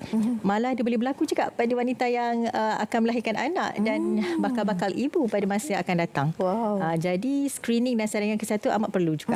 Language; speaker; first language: Malay; native; Malay